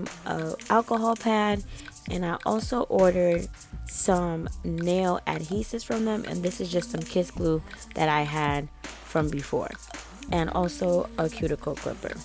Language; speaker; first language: English; native; English